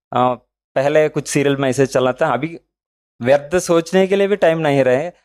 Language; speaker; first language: Hindi; non-native, local second language; Telugu